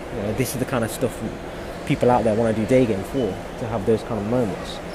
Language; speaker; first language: English; native; English